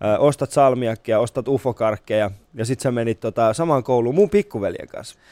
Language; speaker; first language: Finnish; early bilingual, other home language; Persian